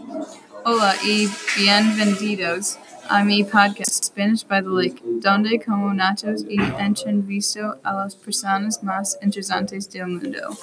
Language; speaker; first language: Spanish; non-native, learner; English